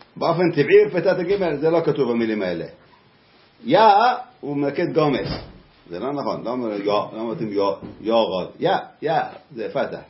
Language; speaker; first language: Hebrew; native; Hebrew